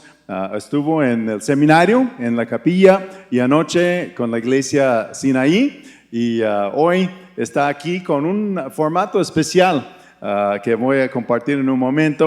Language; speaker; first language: Spanish; non-native, fluent; English